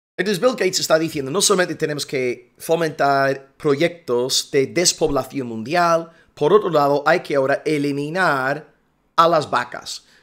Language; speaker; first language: Spanish; non-native, fluent; English